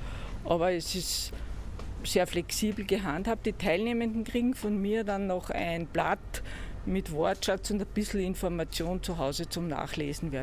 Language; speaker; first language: German; native; German